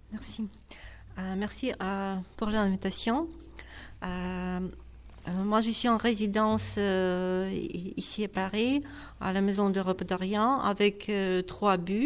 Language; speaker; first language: French; non-native, fluent; Ukrainian